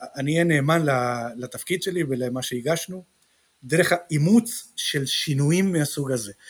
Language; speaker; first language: Hebrew; non-native, fluent; Spanish